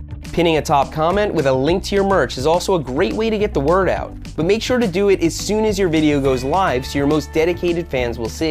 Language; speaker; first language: English; native; English